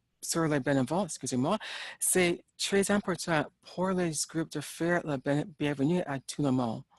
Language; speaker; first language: French; non-native, learner; English